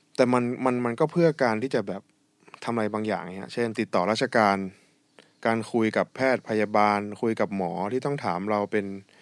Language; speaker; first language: Thai; native; Thai